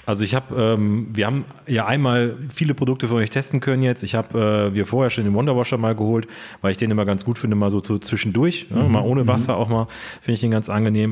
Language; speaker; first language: German; native; German